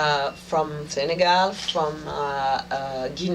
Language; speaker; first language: English; non-native, fluent; French